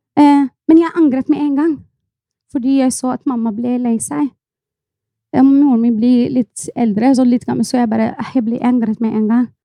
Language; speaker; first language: Norwegian; non-native, fluent; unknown